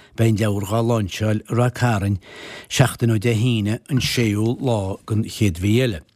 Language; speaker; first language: Irish; native; Irish